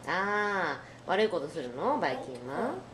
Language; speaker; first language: Japanese; native; Japanese